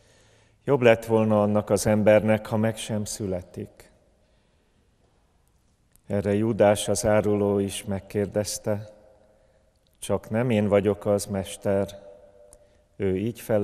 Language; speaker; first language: Hungarian; native; Hungarian